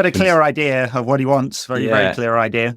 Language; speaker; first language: English; native; English